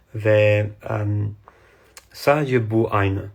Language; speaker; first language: Turkish; non-native, learner; English